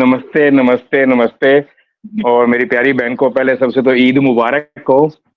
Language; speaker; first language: Hindi; native; Hindi